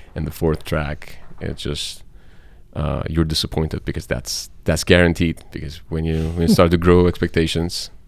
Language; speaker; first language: English; non-native, fluent; Persian